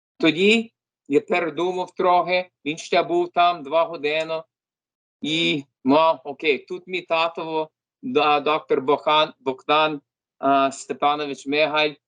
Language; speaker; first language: Ukrainian; early bilingual, heritage; English